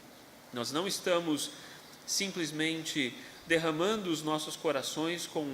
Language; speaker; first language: Portuguese; native; Portuguese